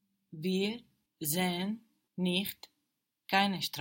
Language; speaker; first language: German; non-native, learner; English